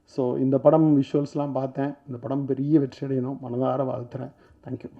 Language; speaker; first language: Tamil; native; Tamil